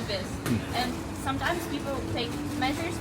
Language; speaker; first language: English; non-native, fluent; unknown